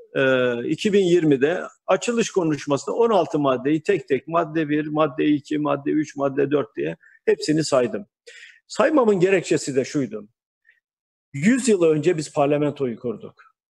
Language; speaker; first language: Turkish; native; Turkish